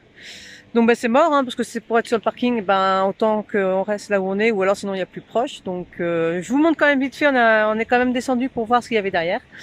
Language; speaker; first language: French; native; French